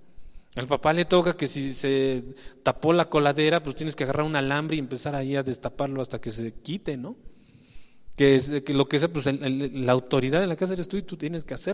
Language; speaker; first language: Spanish; native; Spanish